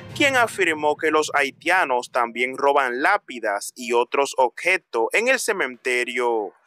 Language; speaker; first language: Spanish; native; Spanish